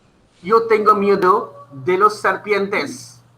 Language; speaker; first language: Spanish; non-native, fluent; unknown